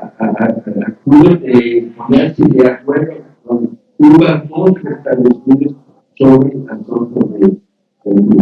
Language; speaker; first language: Spanish; non-native, learner; English